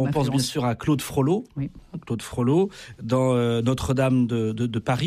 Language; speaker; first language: French; native; French